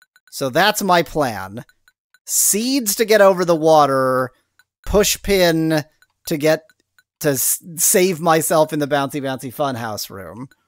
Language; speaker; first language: English; native; English